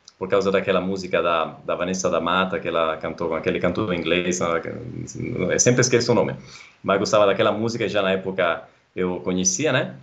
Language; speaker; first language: Portuguese; non-native, fluent; Italian